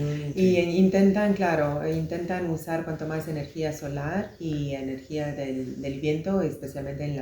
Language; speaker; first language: Spanish; non-native, fluent; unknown